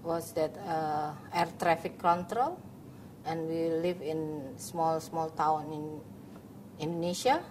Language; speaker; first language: English; non-native, learner; Indonesian